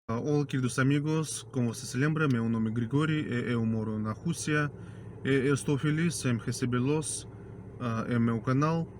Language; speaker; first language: Portuguese; non-native, fluent; Russian